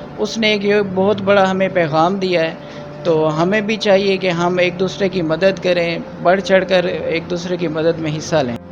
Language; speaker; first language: Urdu; non-native, local second language; Punjabi